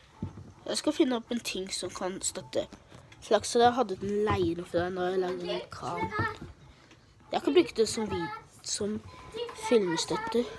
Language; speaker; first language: Norwegian; early bilingual, other home language; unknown